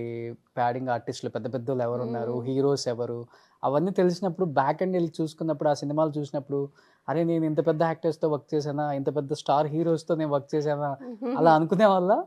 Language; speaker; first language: Telugu; native; Telugu